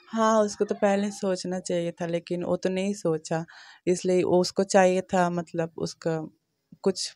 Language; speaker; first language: Hindi; non-native, local second language; Bangla